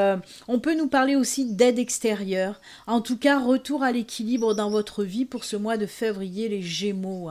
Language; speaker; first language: French; native; French